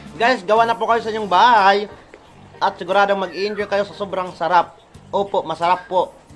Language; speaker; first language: Filipino; non-native, local second language; Waray